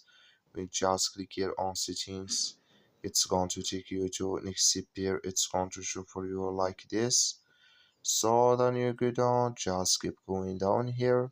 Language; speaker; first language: English; non-native, fluent; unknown